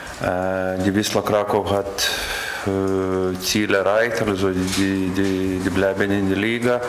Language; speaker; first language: German; non-native, learner; Lithuanian